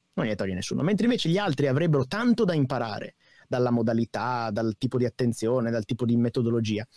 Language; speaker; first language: Italian; native; Italian